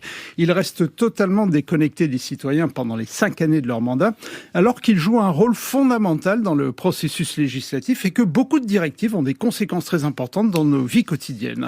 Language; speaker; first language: French; native; French